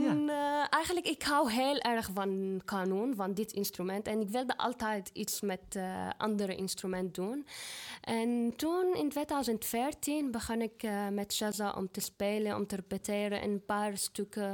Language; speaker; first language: Dutch; non-native, learner; Arabic